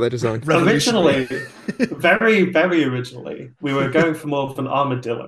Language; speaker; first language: English; native; English